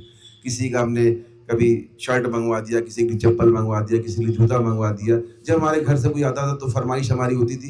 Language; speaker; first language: Hindi; native; Hindi